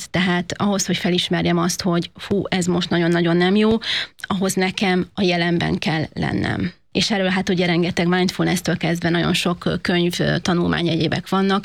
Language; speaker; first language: Hungarian; native; Hungarian